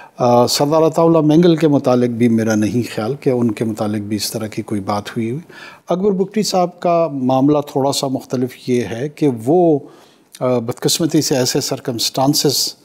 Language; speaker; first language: Urdu; non-native, local second language; Pashto